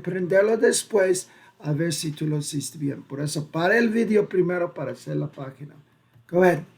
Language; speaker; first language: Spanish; non-native, fluent; English